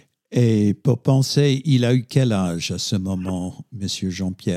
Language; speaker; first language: French; non-native, fluent; English